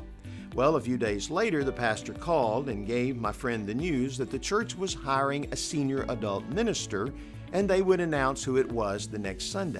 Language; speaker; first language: English; native; English